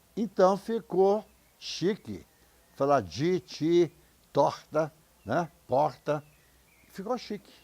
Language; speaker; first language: Portuguese; native; Portuguese